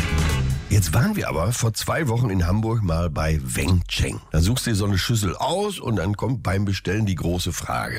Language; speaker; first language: German; native; German